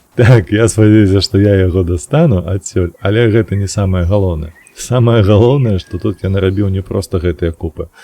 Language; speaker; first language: Belarusian; native; Belarusian